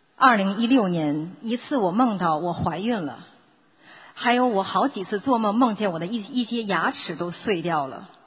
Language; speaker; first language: Chinese; native; Chinese